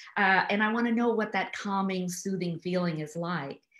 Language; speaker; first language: English; early bilingual, other home language; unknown